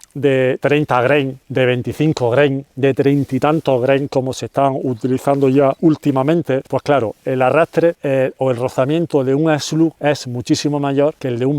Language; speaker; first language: Spanish; native; Spanish